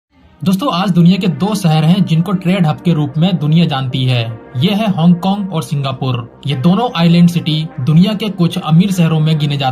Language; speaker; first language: Hindi; native; Hindi